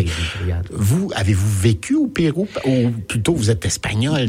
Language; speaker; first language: French; native; French